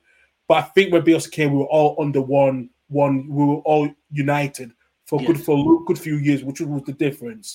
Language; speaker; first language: English; native; English